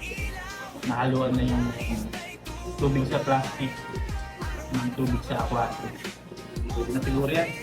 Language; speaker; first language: Filipino; native; Filipino